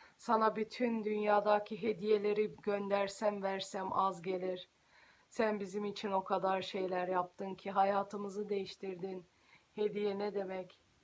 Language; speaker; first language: Turkish; early bilingual, heritage; Turkish